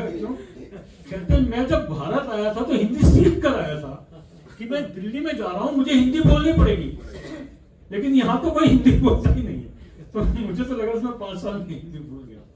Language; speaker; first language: Hindi; native; Hindi